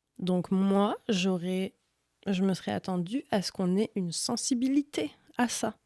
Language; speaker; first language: French; native; French